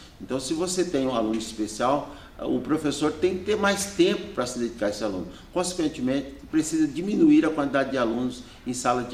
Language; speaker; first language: Portuguese; native; Portuguese